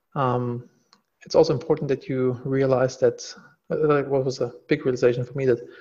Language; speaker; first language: English; non-native, fluent; German